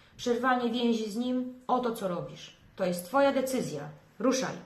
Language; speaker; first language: Polish; native; Polish